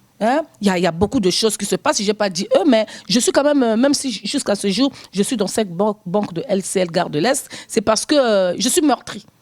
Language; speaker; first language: French; non-native, local second language; Lingala